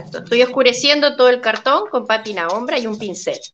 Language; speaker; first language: Spanish; native; Spanish